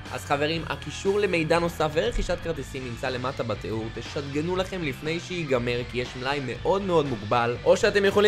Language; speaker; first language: Hebrew; native; Hebrew